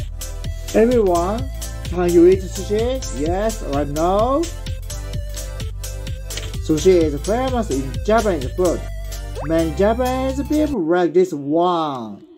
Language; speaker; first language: English; non-native, learner; Japanese